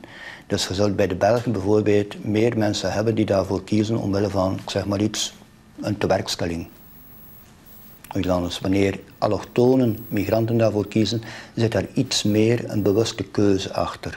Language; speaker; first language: Dutch; native; Dutch